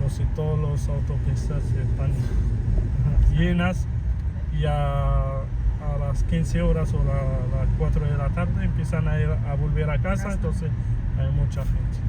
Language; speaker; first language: Spanish; non-native, fluent; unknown